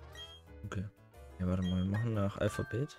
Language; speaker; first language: German; native; German